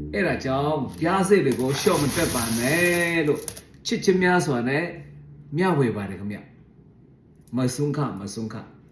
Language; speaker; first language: Burmese; non-native, local second language; Shan